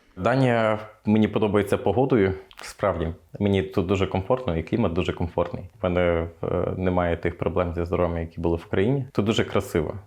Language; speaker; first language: Ukrainian; native; Ukrainian